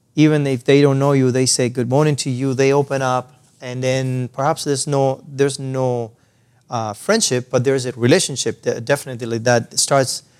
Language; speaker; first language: English; non-native, fluent; Spanish